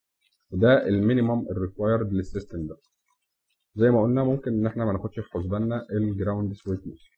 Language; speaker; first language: Arabic; native; Arabic